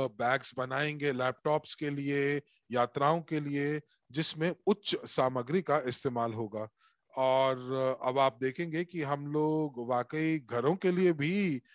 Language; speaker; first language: Hindi; native; Hindi